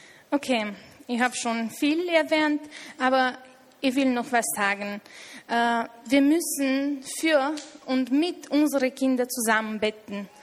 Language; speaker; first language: German; non-native, fluent; Romanian